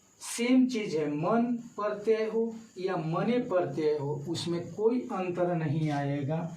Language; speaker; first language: Hindi; native; Hindi